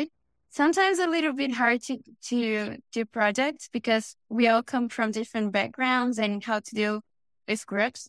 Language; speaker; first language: English; non-native, fluent; Portuguese